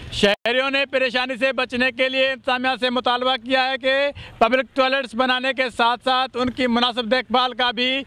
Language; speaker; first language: Urdu; non-native, local second language; Sindhi